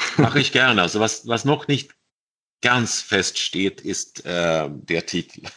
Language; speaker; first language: German; non-native, fluent; Swedish